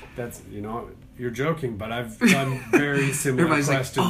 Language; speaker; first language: English; native; English